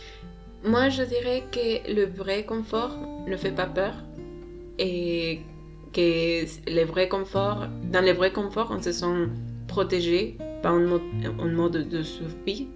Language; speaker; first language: French; non-native, learner; Spanish